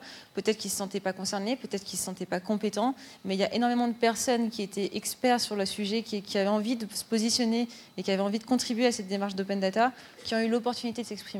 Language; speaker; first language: French; native; French